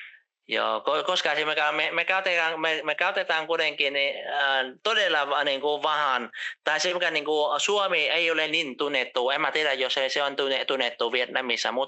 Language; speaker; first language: Finnish; non-native, fluent; Vietnamese